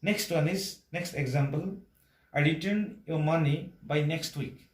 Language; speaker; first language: English; non-native, local second language; Assamese